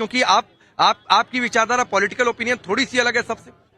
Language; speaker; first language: Hindi; native; Hindi